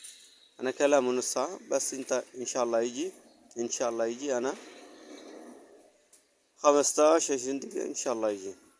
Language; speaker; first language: Arabic; non-native, learner; Bangla